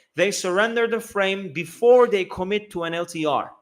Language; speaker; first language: English; non-native, fluent; Turkish